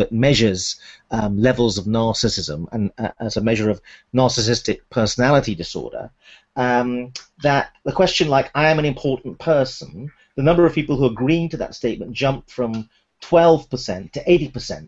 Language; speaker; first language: English; native; English